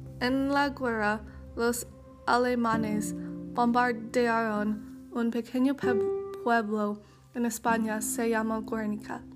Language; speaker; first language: Spanish; non-native, learner; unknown